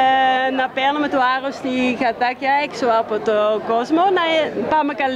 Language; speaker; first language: Greek; non-native, learner; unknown